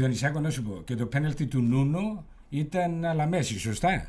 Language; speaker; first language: Greek; native; Greek